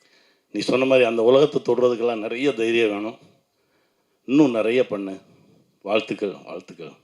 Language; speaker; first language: Tamil; native; Tamil